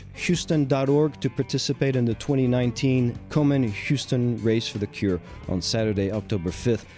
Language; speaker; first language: English; non-native, fluent; French